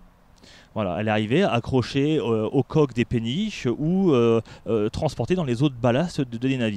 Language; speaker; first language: French; native; French